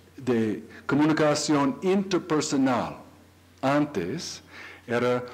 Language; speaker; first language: Spanish; non-native, learner; English